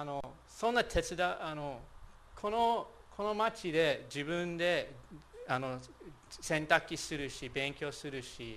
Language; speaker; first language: Japanese; non-native, fluent; English